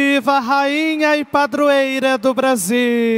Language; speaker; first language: Portuguese; native; Portuguese